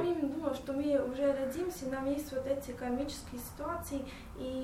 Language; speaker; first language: Russian; non-native, local second language; Latvian